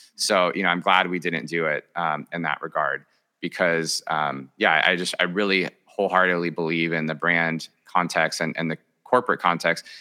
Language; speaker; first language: English; early bilingual, other home language; Spanish